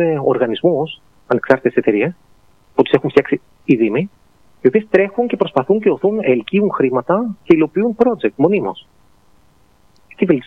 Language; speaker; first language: Greek; native; Greek